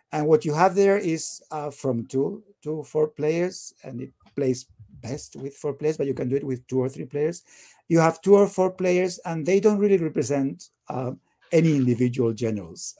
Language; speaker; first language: English; non-native, fluent; Spanish